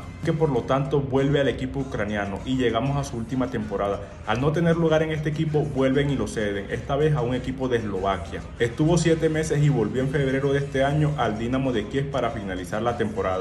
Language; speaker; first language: Spanish; native; Spanish